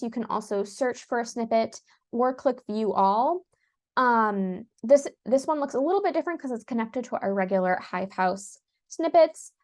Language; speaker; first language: English; native; English